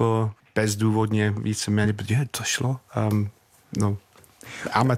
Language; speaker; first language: Czech; non-native, fluent; English